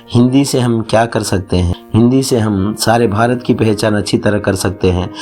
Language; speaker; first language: Hindi; non-native, local second language; Telugu